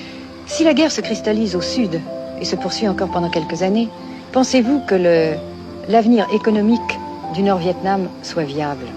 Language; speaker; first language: French; native; French